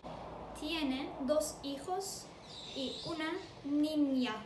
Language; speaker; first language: Spanish; non-native, fluent; Turkish